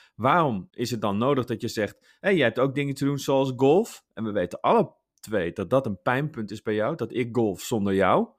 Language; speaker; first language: Dutch; native; Dutch